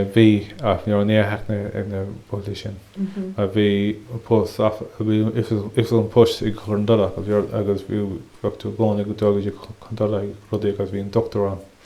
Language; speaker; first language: Irish; native; Irish